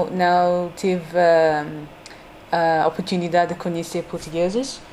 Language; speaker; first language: Portuguese; non-native, learner; English